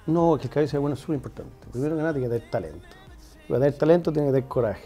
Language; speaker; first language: Spanish; native; Spanish